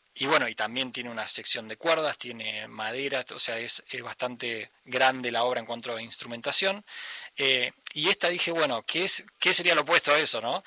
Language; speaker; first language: Spanish; native; Spanish